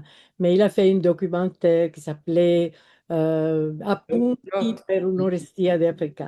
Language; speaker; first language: French; non-native, fluent; Italian